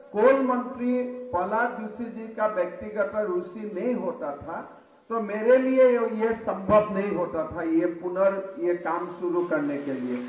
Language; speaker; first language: Hindi; non-native, local second language; Assamese